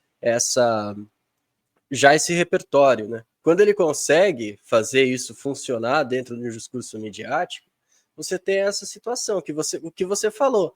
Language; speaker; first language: Portuguese; native; Portuguese